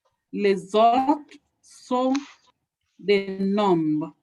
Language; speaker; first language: French; non-native, learner; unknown